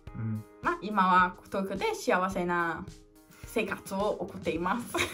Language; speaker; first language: Japanese; non-native, learner; Portuguese